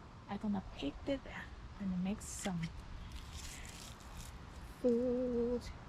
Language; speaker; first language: English; non-native, learner; Thai